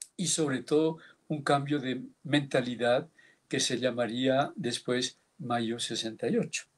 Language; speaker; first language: Spanish; early bilingual, heritage; Basque